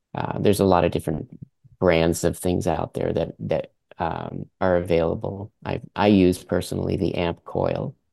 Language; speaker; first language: English; early bilingual, other home language; French